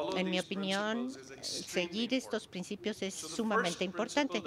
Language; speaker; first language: Spanish; non-native, fluent; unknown